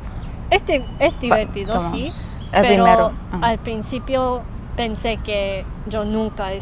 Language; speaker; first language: Spanish; non-native, learner; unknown